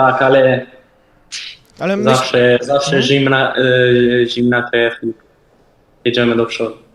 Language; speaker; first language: Polish; early bilingual, heritage; Polish